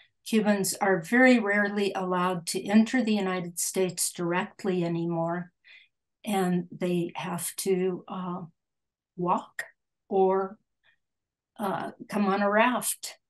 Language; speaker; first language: English; early bilingual, other home language; Spanish